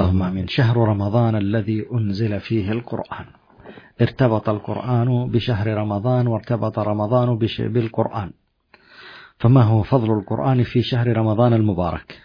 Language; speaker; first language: Arabic; native; Arabic